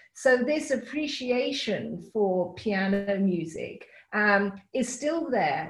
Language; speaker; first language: English; native; English